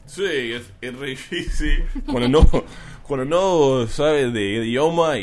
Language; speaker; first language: Spanish; non-native, learner; English